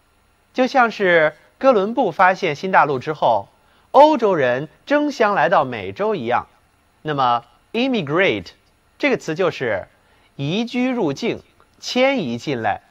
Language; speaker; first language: Chinese; native; Chinese